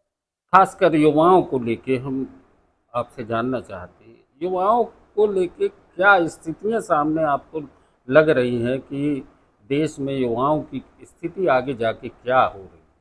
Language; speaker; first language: Hindi; native; Hindi